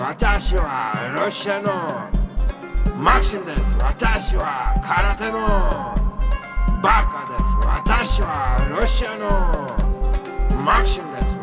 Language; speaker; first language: Japanese; non-native, learner; Russian